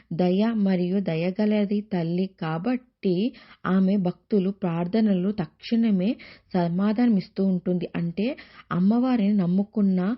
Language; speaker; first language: Telugu; native; Telugu